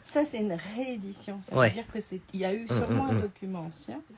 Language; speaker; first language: French; native; French